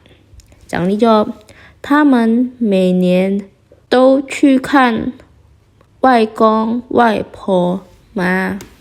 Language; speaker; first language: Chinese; non-native, fluent; Indonesian